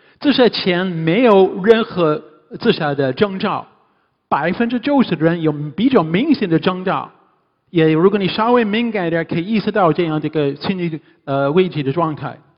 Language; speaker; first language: Chinese; non-native, fluent; English